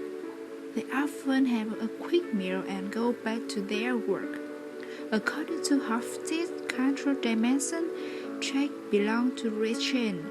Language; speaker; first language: English; non-native, learner; Vietnamese